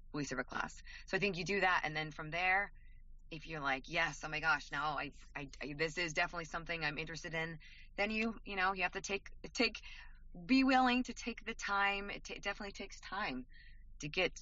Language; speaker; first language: English; native; English